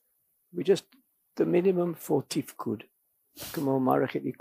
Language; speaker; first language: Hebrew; non-native, fluent; English